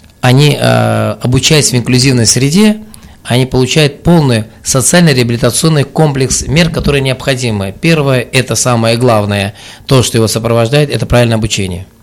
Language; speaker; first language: Russian; non-native, local second language; Azerbaijani